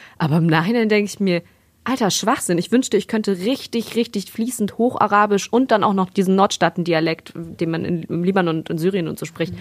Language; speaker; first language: German; early bilingual, other home language; Spanish